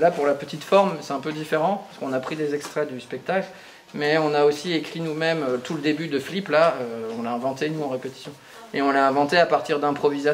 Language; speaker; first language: French; native; French